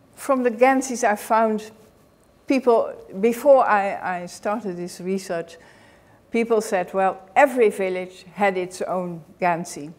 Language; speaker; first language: English; non-native, fluent; Dutch